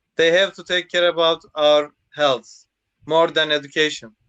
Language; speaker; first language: English; non-native, learner; Turkish